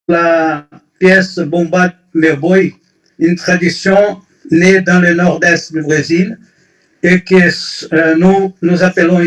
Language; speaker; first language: French; non-native, fluent; Portuguese